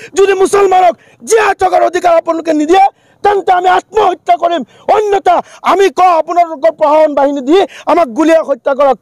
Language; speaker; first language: Assamese; non-native, local second language; Bangla